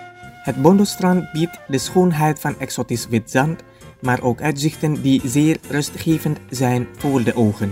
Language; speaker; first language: Dutch; non-native, fluent; Indonesian